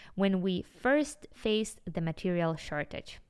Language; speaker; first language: English; non-native, fluent; Ukrainian